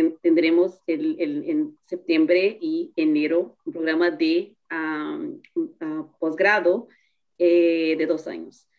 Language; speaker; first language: Spanish; non-native, fluent; Portuguese